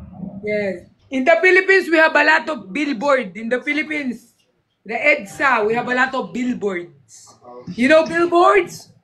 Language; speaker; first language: English; non-native, learner; Filipino